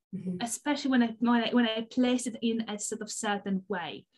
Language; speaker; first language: English; non-native, fluent; Polish